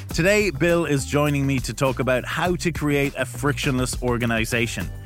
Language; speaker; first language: English; native; English